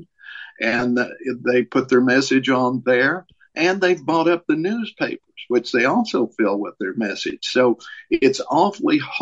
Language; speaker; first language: English; native; English